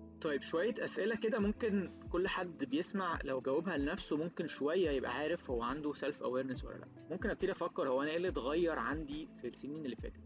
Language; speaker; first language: Arabic; native; Arabic